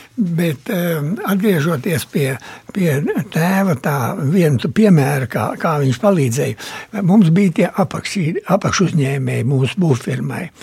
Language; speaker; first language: Latvian; early bilingual, heritage; Latvian